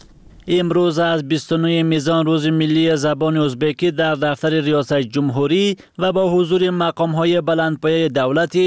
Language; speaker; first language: Persian; native; Persian